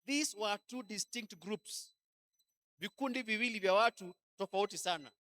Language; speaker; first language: English; non-native, local second language; Swahili